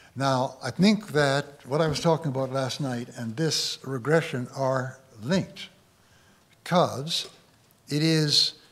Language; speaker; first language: English; native; English